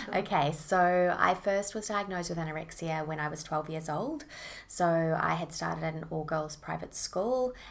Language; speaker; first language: English; native; English